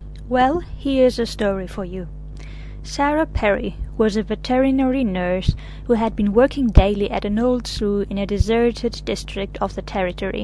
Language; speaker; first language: English; non-native, fluent; Catalan